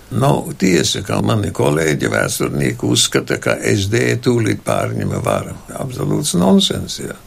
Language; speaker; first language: Latvian; non-native, local second language; German